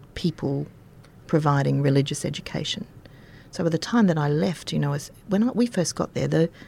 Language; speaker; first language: English; native; English